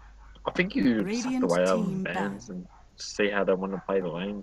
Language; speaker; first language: English; native; English